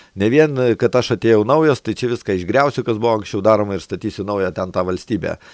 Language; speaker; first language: Lithuanian; native; Lithuanian